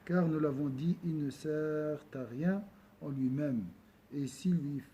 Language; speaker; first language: French; non-native, local second language; Arabic